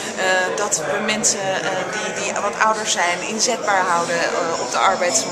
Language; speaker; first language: Dutch; native; Dutch